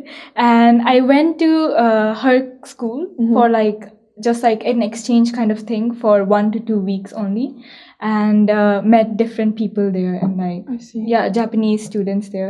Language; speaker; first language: English; non-native, local second language; Hindi